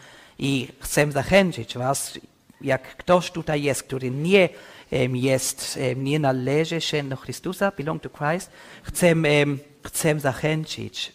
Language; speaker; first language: Polish; non-native, learner; English